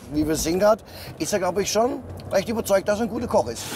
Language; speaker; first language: German; native; German